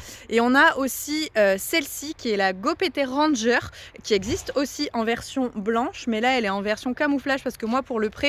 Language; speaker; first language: French; native; French